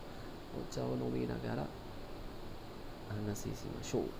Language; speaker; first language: Japanese; non-native, learner; Indonesian